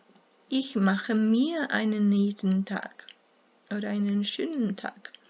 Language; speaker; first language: German; non-native, fluent; Serbian